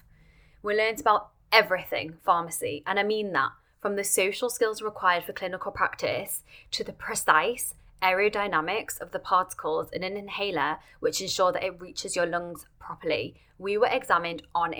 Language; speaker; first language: English; native; English